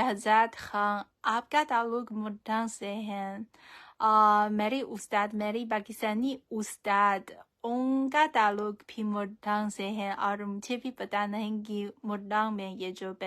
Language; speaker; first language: Urdu; non-native, fluent; Chinese